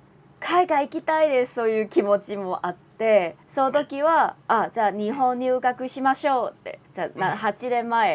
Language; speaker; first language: Japanese; non-native, fluent; Cantonese